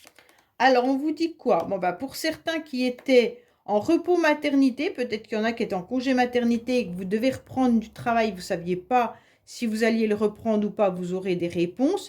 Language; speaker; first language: French; native; French